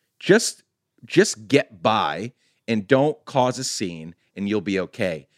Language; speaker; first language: English; native; English